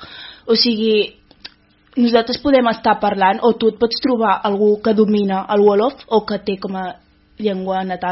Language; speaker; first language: Catalan; early bilingual, other home language; Wolof